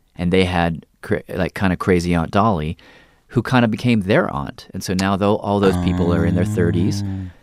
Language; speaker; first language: English; native; English